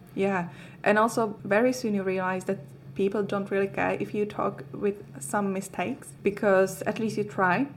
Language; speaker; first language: English; non-native, fluent; Czech